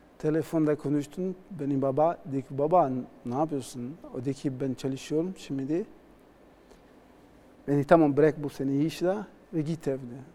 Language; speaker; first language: Turkish; non-native, learner; Portuguese